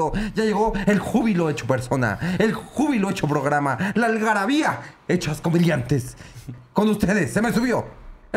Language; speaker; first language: Spanish; native; Spanish